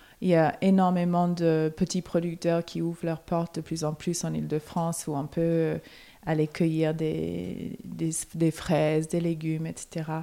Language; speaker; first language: French; non-native, fluent; English